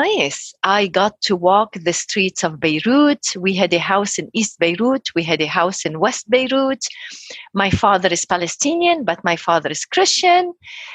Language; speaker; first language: English; non-native, fluent; Arabic